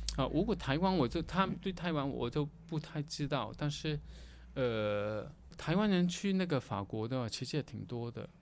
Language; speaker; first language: Chinese; non-native, local second language; Cantonese